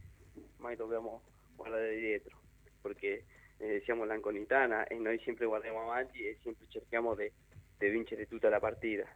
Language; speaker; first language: Italian; non-native, learner; Spanish